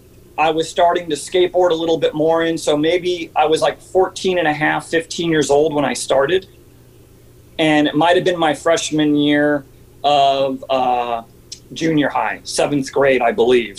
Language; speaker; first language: English; native; English